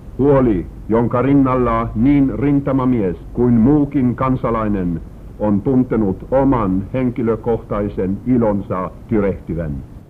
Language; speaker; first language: Finnish; non-native, local second language; Swedish